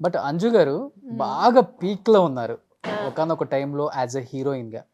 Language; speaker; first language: Telugu; native; Telugu